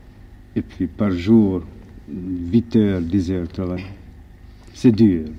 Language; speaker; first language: French; non-native, learner; Hungarian